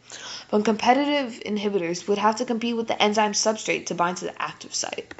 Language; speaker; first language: English; native; English